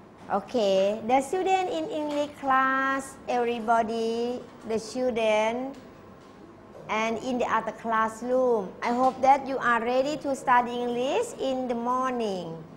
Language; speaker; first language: English; non-native, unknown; Thai